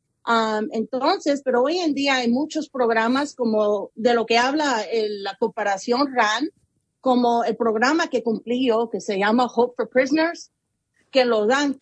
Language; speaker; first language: Spanish; early bilingual, heritage; Spanish